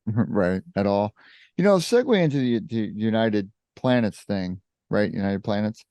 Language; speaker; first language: English; native; English